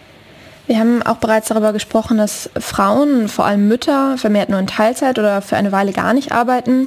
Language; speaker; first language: German; native; German